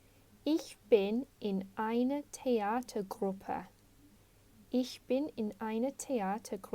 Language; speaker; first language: German; non-native, fluent; English